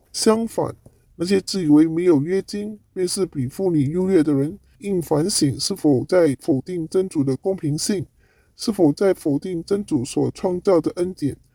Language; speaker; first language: Chinese; non-native, local second language; Cantonese